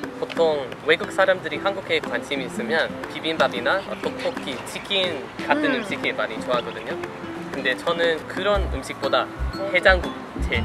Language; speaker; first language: Korean; non-native, fluent; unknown